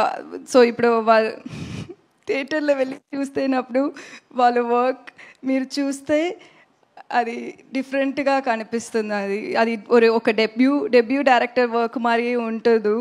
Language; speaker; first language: Telugu; non-native, learner; Tamil